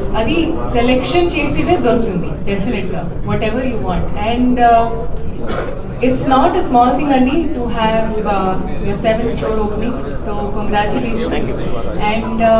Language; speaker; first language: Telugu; non-native, learner; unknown